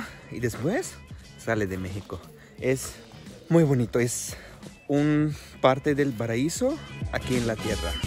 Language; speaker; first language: Spanish; non-native, fluent; Arabic